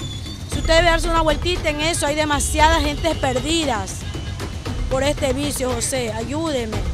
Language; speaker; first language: Spanish; native; Spanish